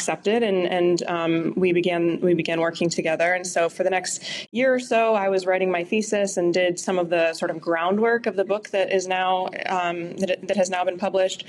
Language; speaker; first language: English; native; English